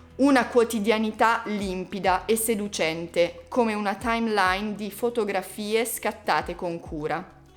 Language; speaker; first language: Italian; native; Italian